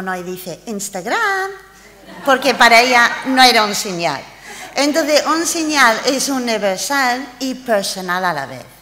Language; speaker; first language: Spanish; non-native, fluent; English